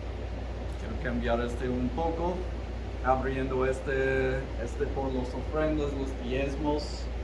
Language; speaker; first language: Spanish; early bilingual, heritage; Spanish